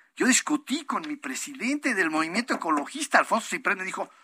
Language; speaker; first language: Spanish; native; Spanish